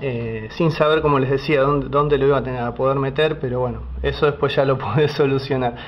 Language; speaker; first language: Spanish; native; Spanish